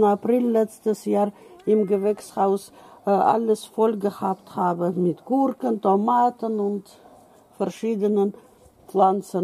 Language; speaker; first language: German; non-native, fluent; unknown